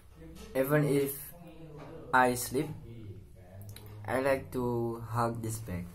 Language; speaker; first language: English; non-native, learner; Indonesian